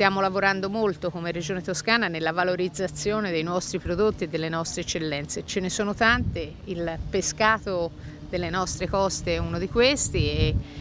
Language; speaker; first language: Italian; native; Italian